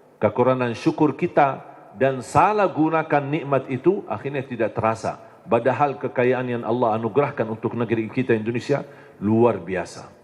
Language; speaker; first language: Indonesian; non-native, fluent; Arabic